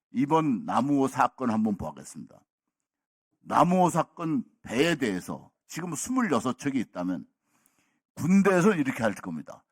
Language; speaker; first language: Korean; native; Korean